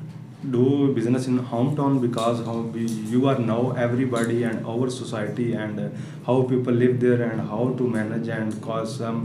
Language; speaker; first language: English; non-native, learner; Punjabi